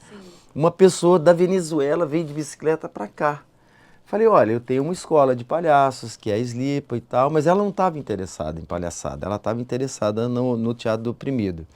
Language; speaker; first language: Portuguese; native; Portuguese